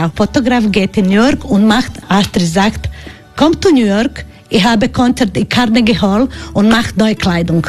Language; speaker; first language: German; non-native, learner; Croatian